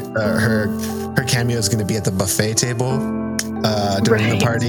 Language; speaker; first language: English; early bilingual, other home language; Spanish